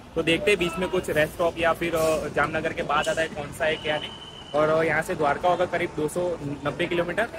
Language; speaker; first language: Hindi; non-native, local second language; Gujarati